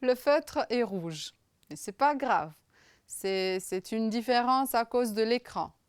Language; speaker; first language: French; non-native, fluent; Romanian